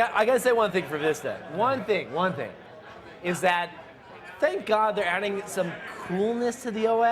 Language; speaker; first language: English; native; English